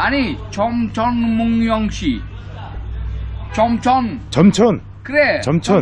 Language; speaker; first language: Korean; non-native, learner; Uzbek